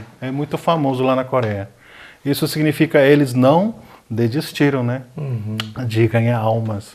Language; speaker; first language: Portuguese; non-native, fluent; Korean